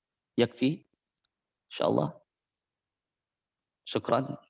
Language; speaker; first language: Arabic; non-native, learner; Indonesian